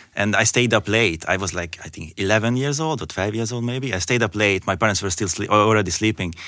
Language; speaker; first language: English; non-native, fluent; Hungarian